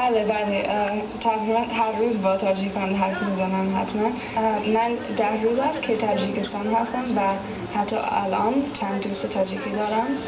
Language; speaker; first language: Persian; non-native, learner; English